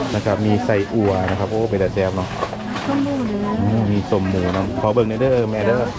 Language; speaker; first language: Thai; native; Thai